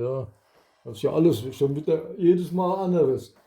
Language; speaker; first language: German; native; German